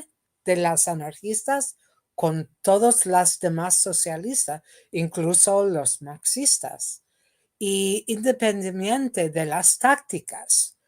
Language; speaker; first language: Spanish; non-native, fluent; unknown